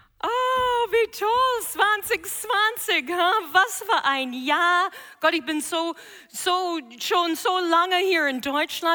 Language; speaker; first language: German; non-native, fluent; English